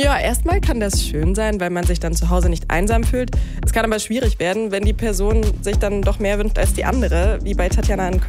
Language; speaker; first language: German; native; German